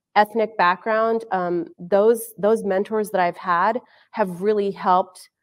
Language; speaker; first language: English; native; English